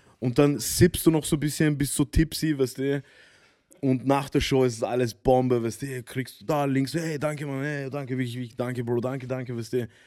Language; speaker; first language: German; early bilingual, other home language; Arabic